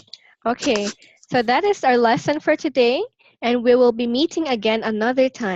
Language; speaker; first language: English; non-native, local second language; Filipino